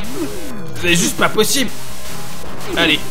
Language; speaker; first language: French; native; French